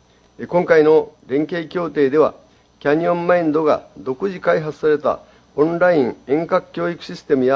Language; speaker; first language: Japanese; native; Japanese